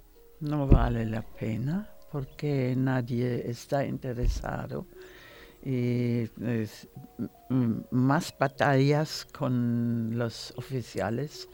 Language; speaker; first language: Spanish; non-native, learner; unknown